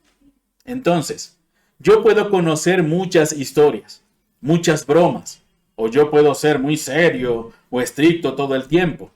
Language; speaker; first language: Spanish; non-native, fluent; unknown